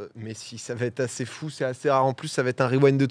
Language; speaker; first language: French; native; French